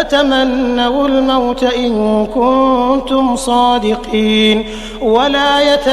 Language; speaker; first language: Arabic; native; Arabic